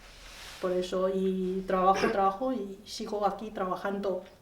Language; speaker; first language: Spanish; non-native, learner; Chinese